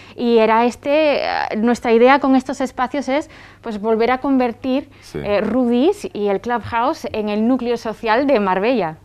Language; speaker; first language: Spanish; non-native, fluent; French